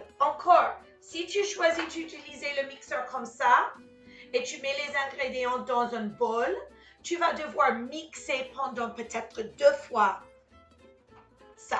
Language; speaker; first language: French; non-native, fluent; English